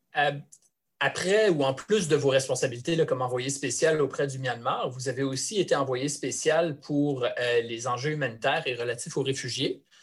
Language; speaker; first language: French; native; French